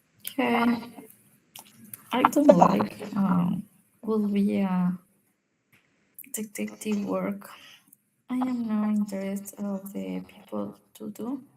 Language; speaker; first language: English; non-native, learner; Spanish